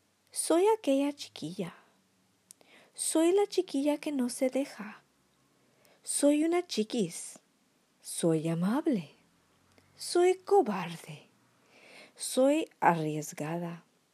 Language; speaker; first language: Spanish; early bilingual, heritage; Spanish